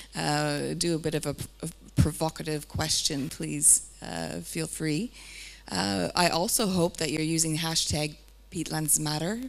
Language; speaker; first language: English; native; English